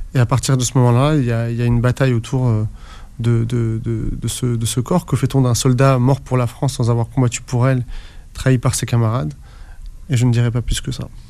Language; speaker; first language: French; early bilingual, other home language; Arabic